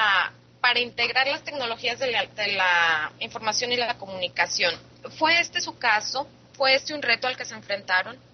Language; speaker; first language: Spanish; native; Spanish